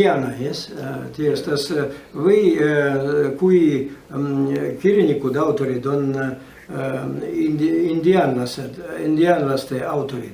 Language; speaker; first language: Estonian; non-native, learner; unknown